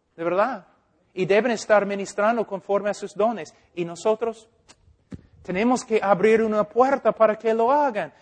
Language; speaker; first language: Spanish; non-native, fluent; English